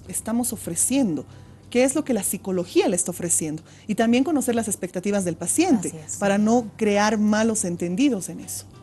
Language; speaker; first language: Spanish; native; Spanish